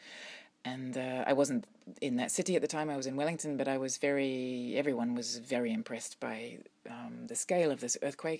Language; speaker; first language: English; native; English